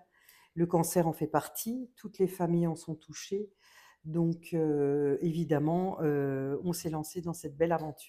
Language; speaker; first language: French; native; French